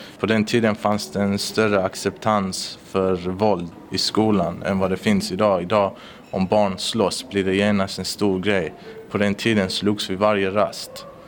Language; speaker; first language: Swedish; early bilingual, other home language; Persian